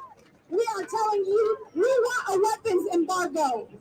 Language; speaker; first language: English; native; English